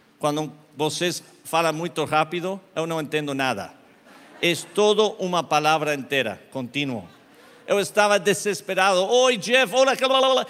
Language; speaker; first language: Portuguese; non-native, learner; Spanish